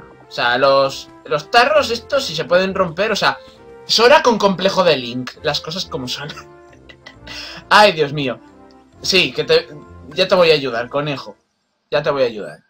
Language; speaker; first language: Spanish; native; Spanish